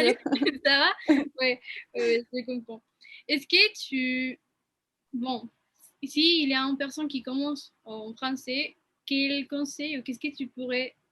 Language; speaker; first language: French; non-native, fluent; Spanish